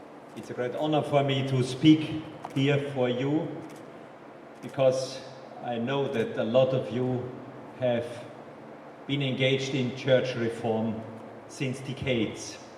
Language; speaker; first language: English; non-native, fluent; German